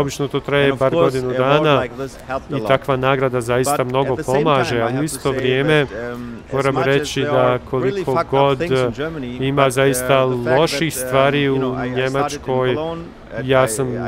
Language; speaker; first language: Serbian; early bilingual, heritage; Albanian